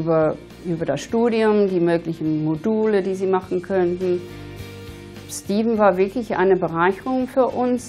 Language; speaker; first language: German; non-native, fluent; English